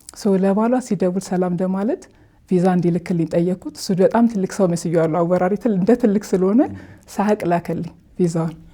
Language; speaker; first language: Amharic; native; Amharic